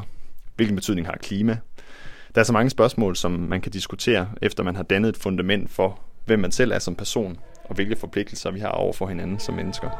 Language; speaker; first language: Danish; native; Danish